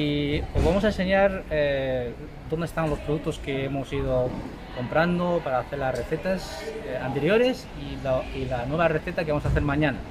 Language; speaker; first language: Spanish; non-native, fluent; Chinese